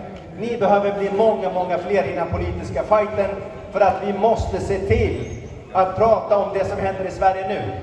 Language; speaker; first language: Swedish; early bilingual, other home language; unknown